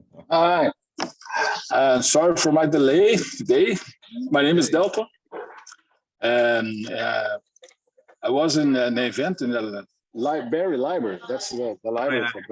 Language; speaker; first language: English; non-native, learner; Portuguese